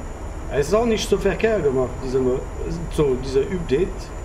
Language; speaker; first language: German; non-native, learner; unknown